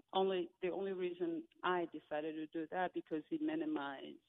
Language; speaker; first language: English; non-native, fluent; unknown